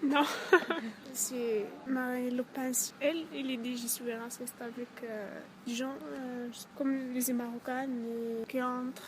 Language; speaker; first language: French; non-native, learner; Arabic